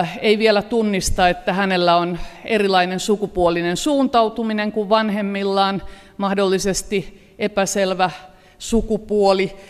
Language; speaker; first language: Finnish; native; Finnish